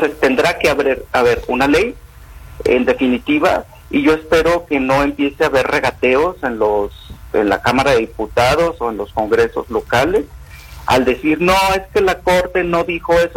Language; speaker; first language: Spanish; native; Spanish